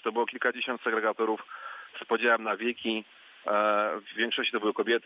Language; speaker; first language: Polish; native; Polish